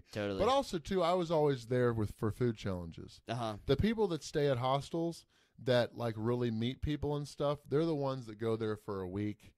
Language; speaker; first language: English; native; English